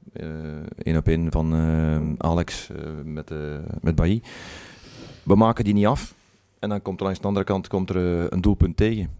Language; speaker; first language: Dutch; native; Dutch